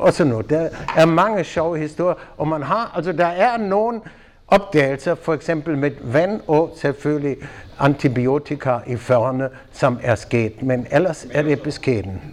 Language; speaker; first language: Danish; non-native, fluent; German